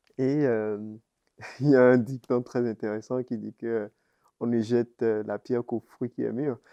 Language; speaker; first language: French; native; French